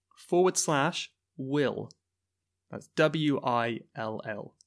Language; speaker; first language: English; native; English